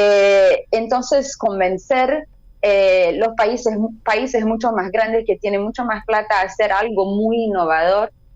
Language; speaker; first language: Spanish; non-native, fluent; Portuguese